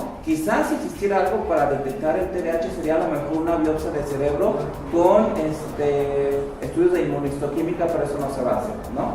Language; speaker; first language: Spanish; native; Spanish